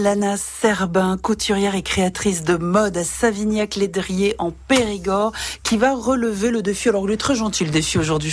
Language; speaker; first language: French; native; French